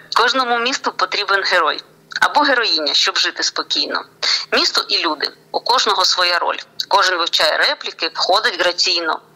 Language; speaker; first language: Ukrainian; non-native, local second language; Russian